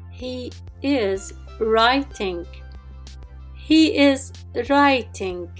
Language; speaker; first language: English; non-native, fluent; Arabic